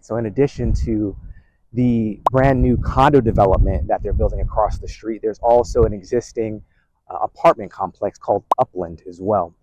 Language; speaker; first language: English; native; English